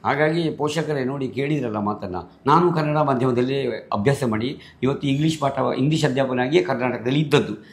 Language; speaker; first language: Kannada; non-native, local second language; Marathi